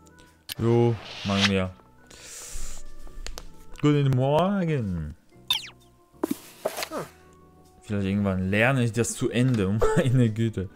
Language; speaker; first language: German; non-native, learner; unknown